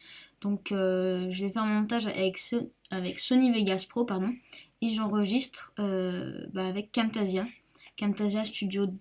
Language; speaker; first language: French; native; French